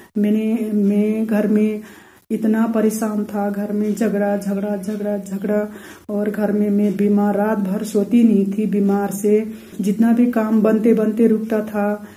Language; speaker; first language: Hindi; non-native, local second language; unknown